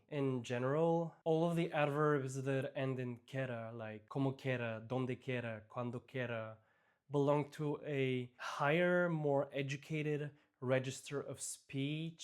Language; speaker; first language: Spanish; non-native, fluent; English